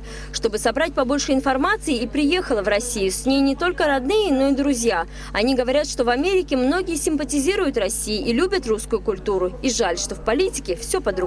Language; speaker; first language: Russian; native; Russian